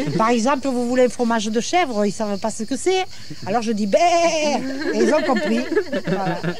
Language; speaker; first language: French; native; French